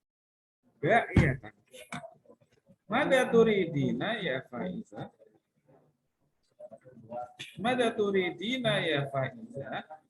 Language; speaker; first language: Arabic; non-native, fluent; Indonesian